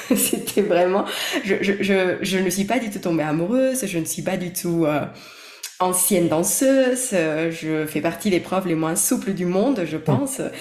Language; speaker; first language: French; non-native, fluent; Spanish